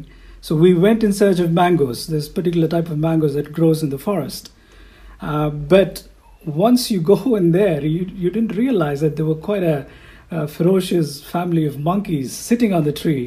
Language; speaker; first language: English; non-native, local second language; Tamil